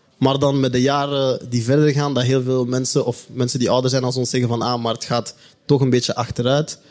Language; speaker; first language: Dutch; native; Dutch